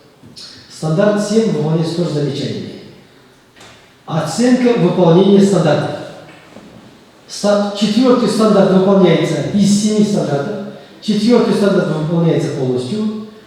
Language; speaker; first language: Russian; non-native, local second language; Kazakh